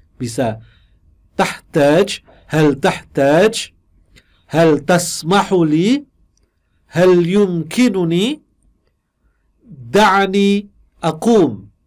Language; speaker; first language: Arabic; non-native, fluent; Indonesian